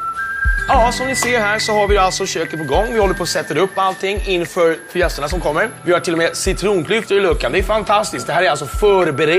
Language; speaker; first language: Swedish; native; Swedish